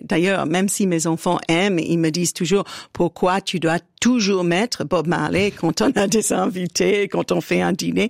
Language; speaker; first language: French; non-native, fluent; English